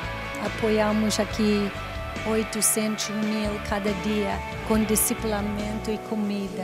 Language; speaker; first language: Portuguese; non-native, learner; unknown